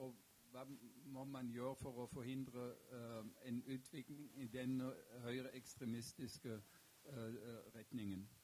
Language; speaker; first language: Norwegian; non-native, fluent; German